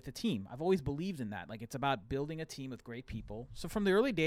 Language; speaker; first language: English; native; English